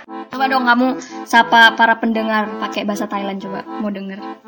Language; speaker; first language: Indonesian; native; Indonesian